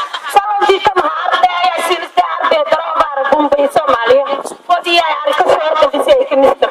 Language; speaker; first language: Norwegian; non-native, learner; Somali